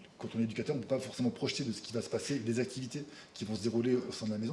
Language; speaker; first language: French; native; French